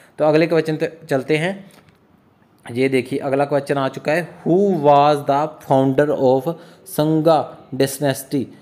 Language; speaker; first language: Hindi; native; Hindi